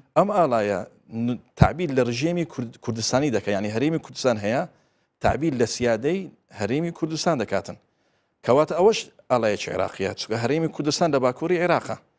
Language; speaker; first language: Central Kurdish; non-native, local second language; Turkish